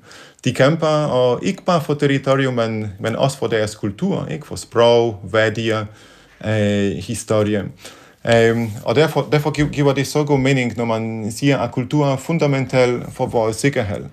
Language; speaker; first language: Danish; non-native, fluent; Polish